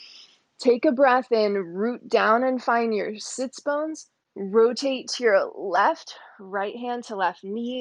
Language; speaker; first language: English; native; English